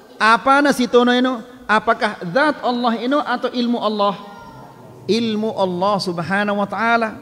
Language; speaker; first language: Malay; non-native, local second language; Sasak